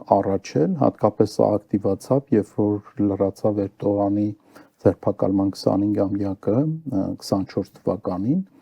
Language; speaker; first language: Armenian; native; Armenian